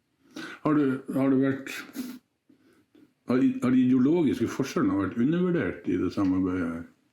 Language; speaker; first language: Norwegian; native; Norwegian